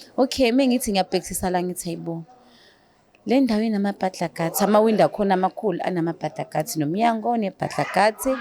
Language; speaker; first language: Zulu; native; Zulu